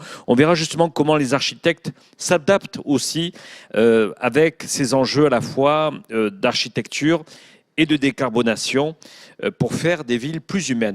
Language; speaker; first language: French; native; French